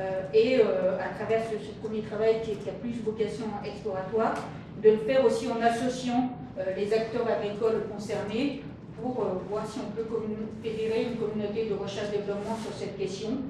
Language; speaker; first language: French; native; French